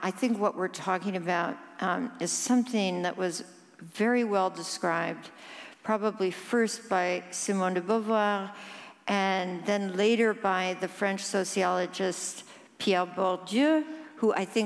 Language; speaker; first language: English; early bilingual, other home language; Norwegian